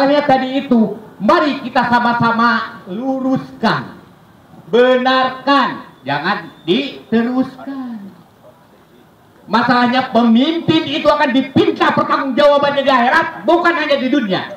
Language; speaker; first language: Indonesian; native; Indonesian